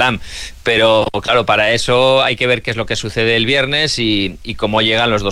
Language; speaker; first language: Spanish; native; Spanish